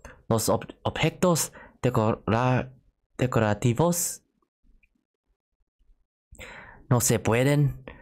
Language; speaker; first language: Spanish; non-native, learner; Thai